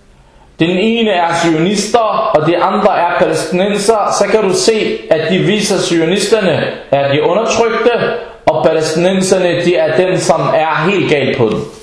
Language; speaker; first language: Danish; early bilingual, other home language; Arabic